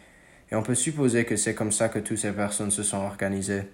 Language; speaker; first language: French; non-native, fluent; English